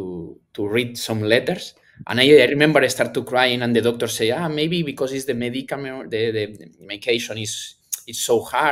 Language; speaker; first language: English; non-native, learner; Spanish